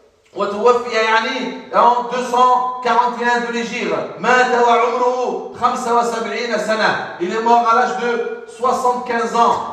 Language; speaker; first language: French; non-native, fluent; Arabic